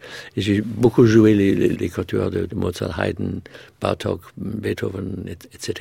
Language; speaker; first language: French; non-native, fluent; English